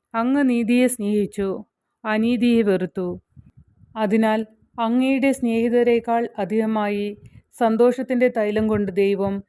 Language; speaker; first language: Malayalam; native; Malayalam